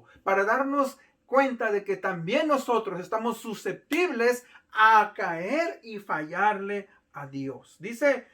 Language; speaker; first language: Spanish; native; Spanish